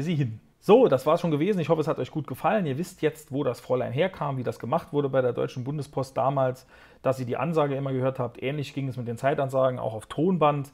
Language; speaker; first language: German; native; German